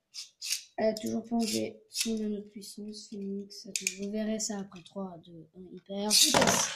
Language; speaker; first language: French; native; French